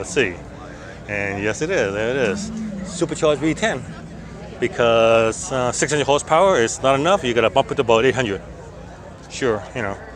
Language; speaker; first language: English; native; English